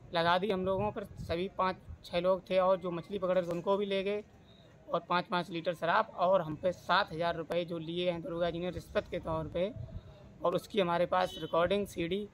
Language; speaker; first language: Hindi; native; Hindi